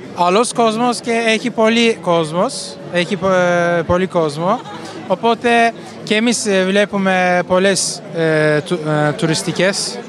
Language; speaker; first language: Greek; non-native, learner; Turkish